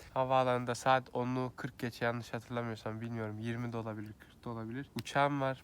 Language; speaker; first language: Turkish; native; Turkish